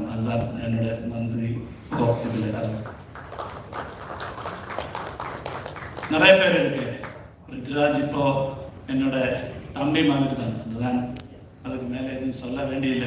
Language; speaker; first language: Tamil; non-native, learner; Malayalam